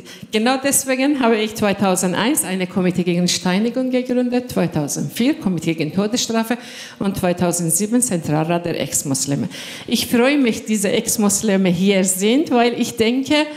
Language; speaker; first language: German; non-native, fluent; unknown